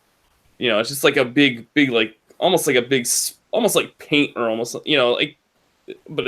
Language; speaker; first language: English; native; English